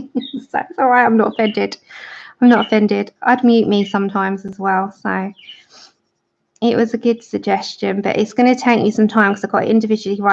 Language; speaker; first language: English; native; English